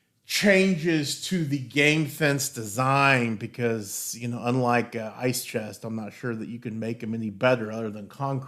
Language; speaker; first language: English; native; English